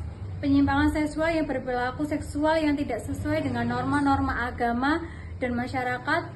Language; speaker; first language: Indonesian; native; Indonesian